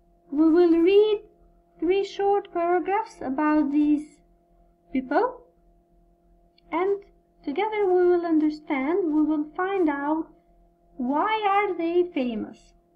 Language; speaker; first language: English; non-native, fluent; Albanian